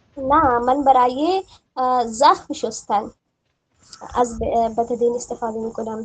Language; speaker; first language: Persian; non-native, learner; Urdu